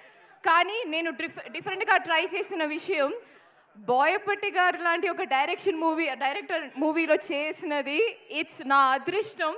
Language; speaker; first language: Telugu; non-native, fluent; Malayalam